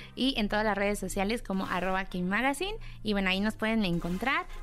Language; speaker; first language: Spanish; native; Spanish